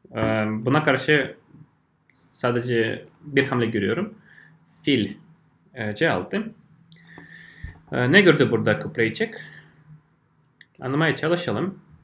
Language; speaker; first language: Turkish; non-native, fluent; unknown